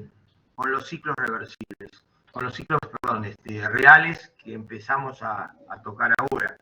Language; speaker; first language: Spanish; native; Spanish